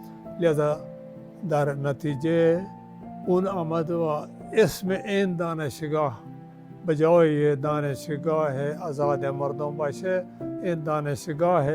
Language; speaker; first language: Persian; non-native, fluent; Urdu